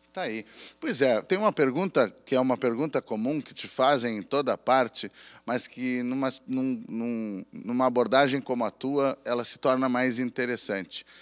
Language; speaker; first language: Portuguese; native; Portuguese